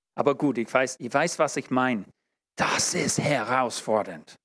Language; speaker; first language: German; non-native, learner; English